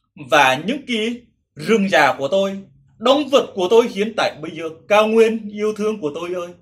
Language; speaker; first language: Vietnamese; non-native, local second language; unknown